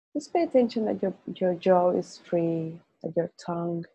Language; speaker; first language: English; non-native, fluent; Spanish